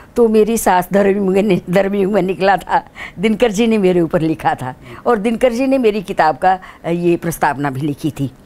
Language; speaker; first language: Hindi; non-native, local second language; Dogri